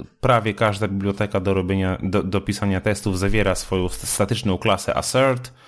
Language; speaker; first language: Polish; native; Polish